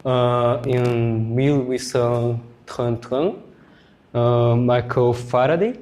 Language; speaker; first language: French; non-native, learner; Portuguese